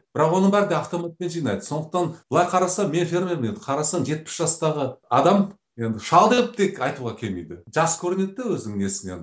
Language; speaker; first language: Kazakh; native; Kazakh